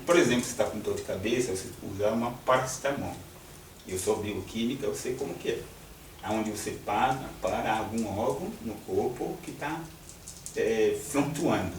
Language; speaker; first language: Portuguese; non-native, fluent; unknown